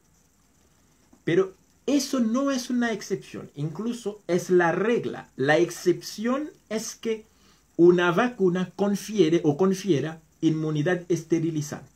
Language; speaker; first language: Spanish; non-native, fluent; Haitian Creole